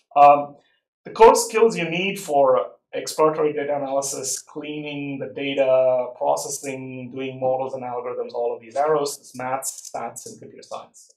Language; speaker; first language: English; non-native, local second language; Tamil